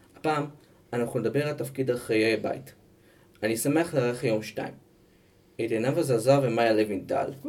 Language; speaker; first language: Hebrew; native; Hebrew